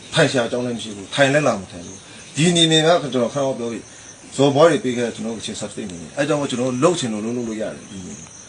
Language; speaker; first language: Burmese; non-native, local second language; Kachin